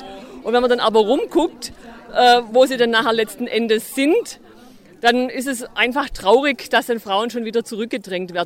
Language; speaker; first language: German; native; German